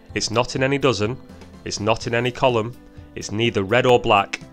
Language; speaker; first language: English; native; English